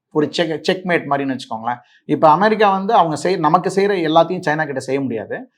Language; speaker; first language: Tamil; native; Tamil